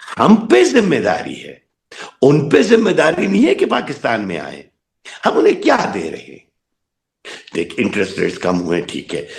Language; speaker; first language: Urdu; native; Urdu